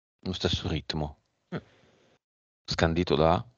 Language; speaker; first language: Italian; native; Italian